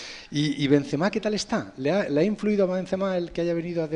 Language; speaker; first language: Spanish; native; Spanish